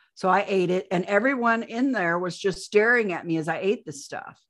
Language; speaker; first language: English; native; English